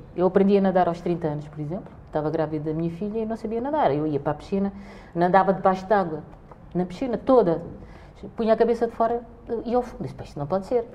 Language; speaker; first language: Portuguese; non-native, local second language; Kabuverdianu